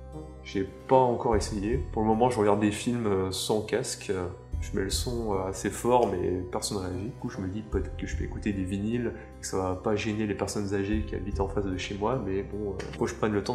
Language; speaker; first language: French; native; French